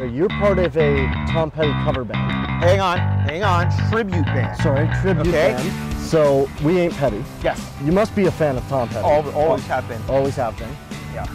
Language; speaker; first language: English; native; English